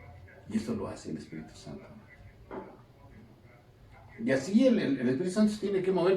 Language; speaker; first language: Spanish; native; Spanish